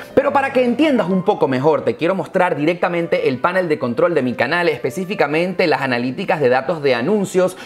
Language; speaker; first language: Spanish; native; Spanish